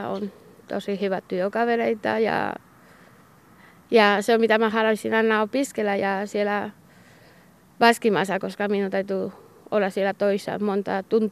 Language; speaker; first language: Finnish; non-native, learner; Basque